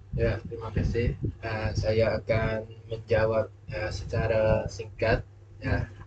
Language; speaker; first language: Malay; native; Malay